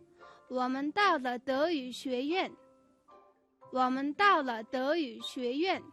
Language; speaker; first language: Chinese; non-native, fluent; Mongolian